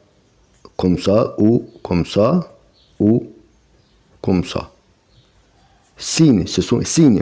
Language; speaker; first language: French; non-native, fluent; Arabic